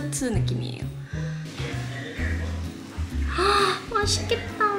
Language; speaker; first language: Korean; early bilingual, heritage; Indonesian